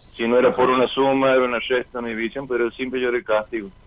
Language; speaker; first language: Spanish; native; Spanish